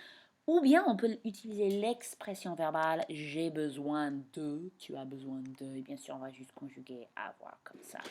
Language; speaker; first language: French; non-native, fluent; English